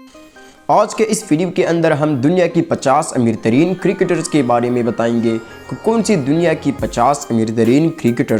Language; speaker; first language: Hindi; native; Hindi